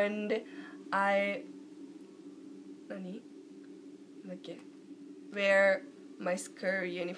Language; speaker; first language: English; non-native, learner; Japanese